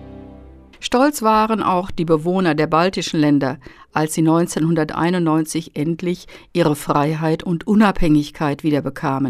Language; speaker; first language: German; native; German